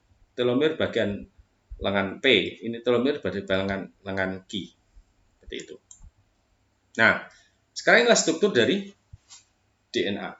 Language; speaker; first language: Indonesian; native; Indonesian